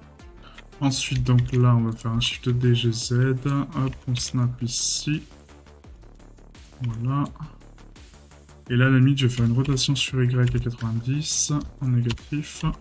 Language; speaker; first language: French; native; French